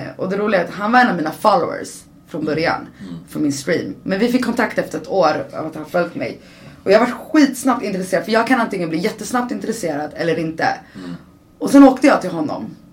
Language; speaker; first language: Swedish; early bilingual, other home language; Persian